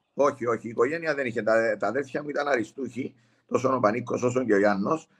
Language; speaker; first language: Greek; native; Greek